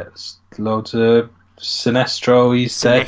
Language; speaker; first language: English; native; English